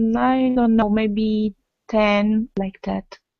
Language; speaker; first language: English; non-native, fluent; Italian